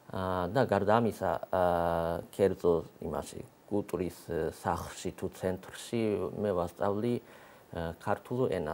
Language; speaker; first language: Georgian; non-native, fluent; Japanese